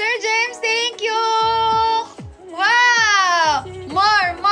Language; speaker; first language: English; non-native, local second language; Filipino